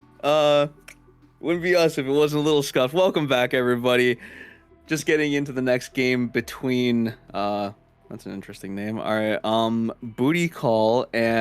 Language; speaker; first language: English; native; English